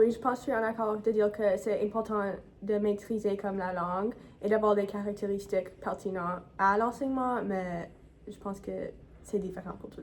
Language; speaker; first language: French; non-native, fluent; English